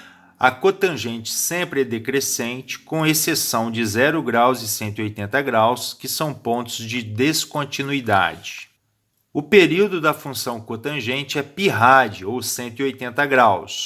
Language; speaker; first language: Portuguese; native; Portuguese